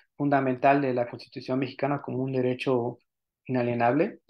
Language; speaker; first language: Spanish; native; Spanish